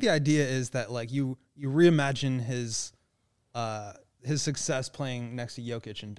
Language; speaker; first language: English; native; English